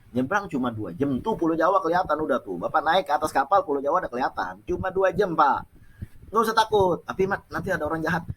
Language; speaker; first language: Indonesian; non-native, local second language; Achinese